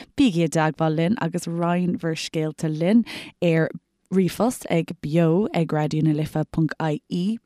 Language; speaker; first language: Irish; non-native, local second language; English